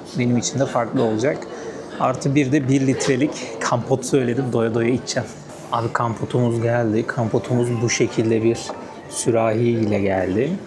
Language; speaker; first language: Turkish; native; Turkish